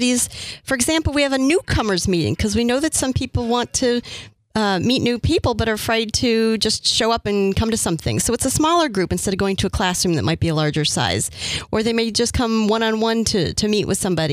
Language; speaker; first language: English; native; English